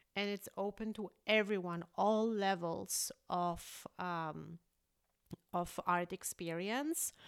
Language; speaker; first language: English; early bilingual, other home language; Polish